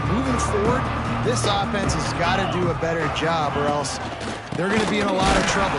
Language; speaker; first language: English; native; English